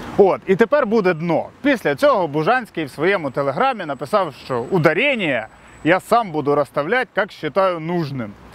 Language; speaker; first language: Ukrainian; native; Ukrainian